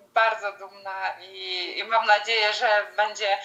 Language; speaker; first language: Polish; native; Polish